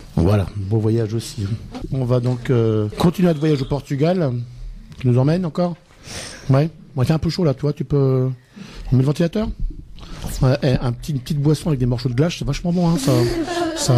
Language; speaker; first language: French; native; French